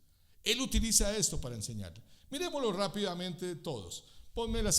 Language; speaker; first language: Spanish; native; Spanish